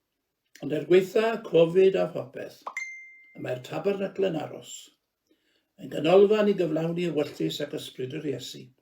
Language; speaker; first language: Welsh; native; Welsh